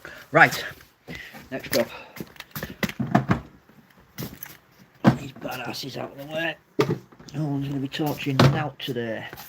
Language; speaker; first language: English; native; English